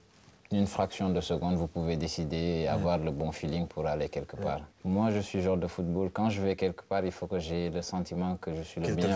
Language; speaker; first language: French; non-native, local second language; Wolof